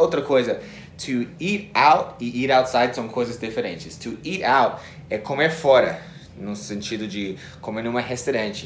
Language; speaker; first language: Portuguese; non-native, fluent; English